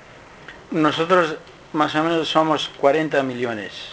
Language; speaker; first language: Spanish; non-native, learner; Kurdish